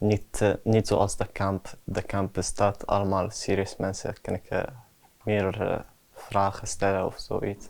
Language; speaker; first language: Dutch; early bilingual, other home language; Arabic